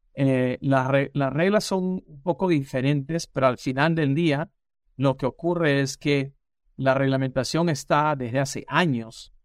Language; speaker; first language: Spanish; native; Spanish